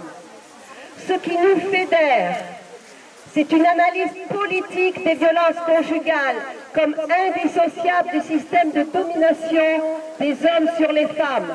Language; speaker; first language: French; native; French